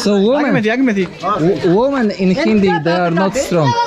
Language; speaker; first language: English; non-native, learner; Polish